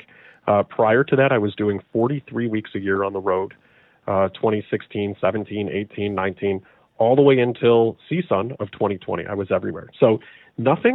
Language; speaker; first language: English; native; English